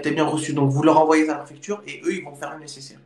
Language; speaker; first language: French; native; French